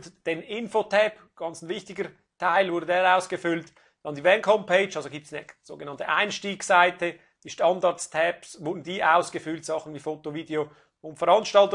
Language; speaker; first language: German; native; German